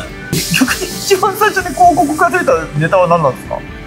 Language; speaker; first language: Japanese; native; Japanese